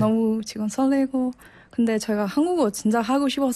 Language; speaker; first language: Korean; non-native, learner; Burmese